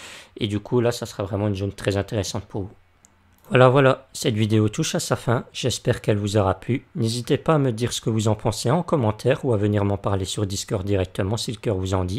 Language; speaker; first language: French; native; French